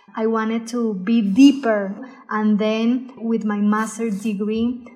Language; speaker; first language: English; non-native, fluent; Spanish